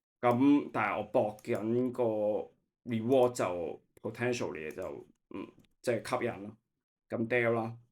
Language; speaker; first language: Cantonese; native; Cantonese